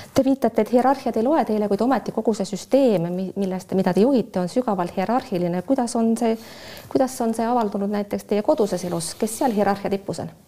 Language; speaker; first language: Estonian; native; Estonian